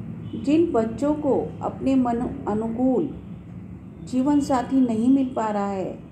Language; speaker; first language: Hindi; native; Hindi